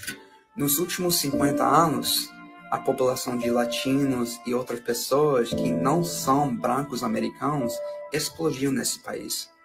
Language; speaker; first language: Portuguese; non-native, fluent; English